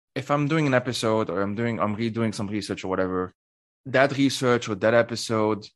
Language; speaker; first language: English; non-native, fluent; Arabic